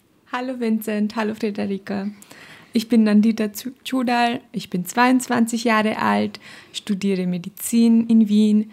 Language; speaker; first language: German; non-native, fluent; Nepali